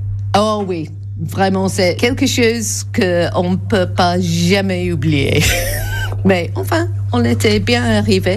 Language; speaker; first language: French; non-native, learner; English